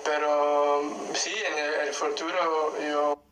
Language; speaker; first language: Spanish; non-native, learner; English